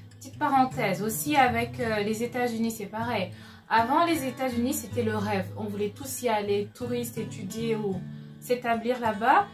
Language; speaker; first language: French; non-native, local second language; Lingala